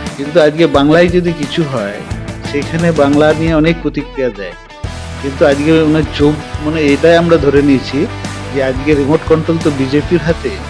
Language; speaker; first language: Bangla; non-native, local second language; Santali